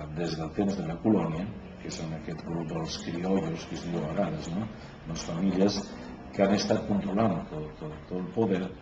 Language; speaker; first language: Catalan; native; Catalan